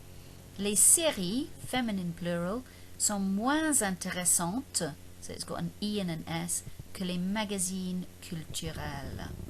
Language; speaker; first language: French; non-native, fluent; English